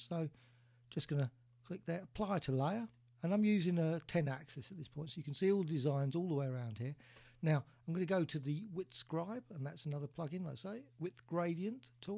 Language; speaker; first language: English; native; English